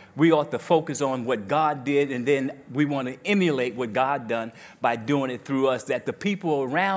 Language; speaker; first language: English; native; English